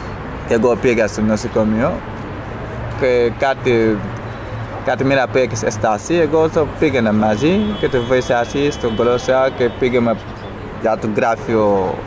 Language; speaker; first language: Greek; non-native, learner; Wolof